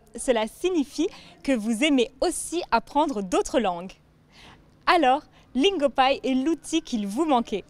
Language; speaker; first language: French; native; French